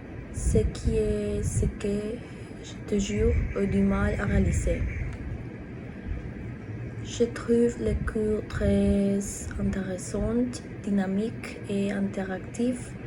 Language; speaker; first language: French; non-native, learner; Spanish